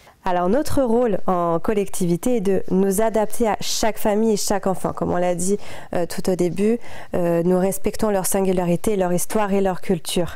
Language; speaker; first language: French; native; French